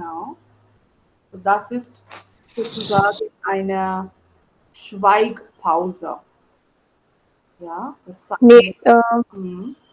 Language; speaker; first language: German; non-native, fluent; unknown